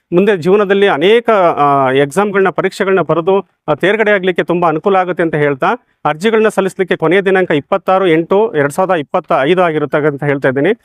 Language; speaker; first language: Kannada; native; Kannada